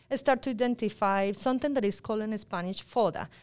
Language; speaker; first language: English; non-native, fluent; Spanish